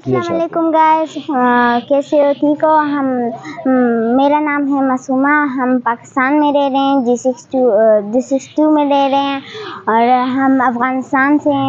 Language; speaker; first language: Hindi; non-native, learner; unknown